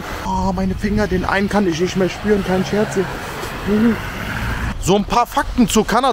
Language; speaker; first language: German; native; German